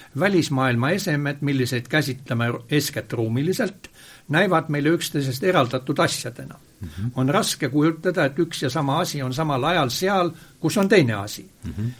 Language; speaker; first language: Estonian; native; Estonian